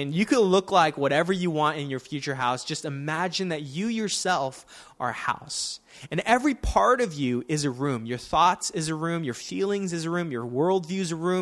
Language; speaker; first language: English; native; English